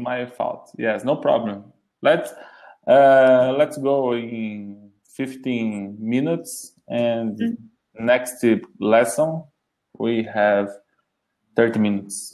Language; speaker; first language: English; non-native, learner; Portuguese